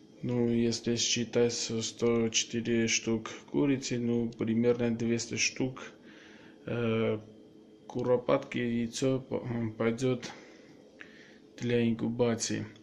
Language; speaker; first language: Russian; non-native, local second language; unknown